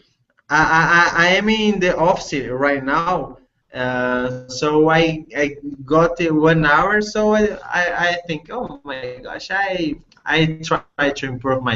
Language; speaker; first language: English; non-native, learner; Portuguese